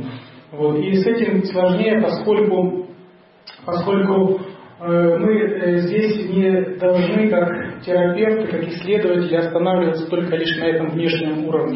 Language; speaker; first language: Russian; native; Russian